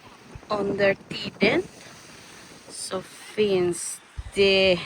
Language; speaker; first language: Swedish; non-native, fluent; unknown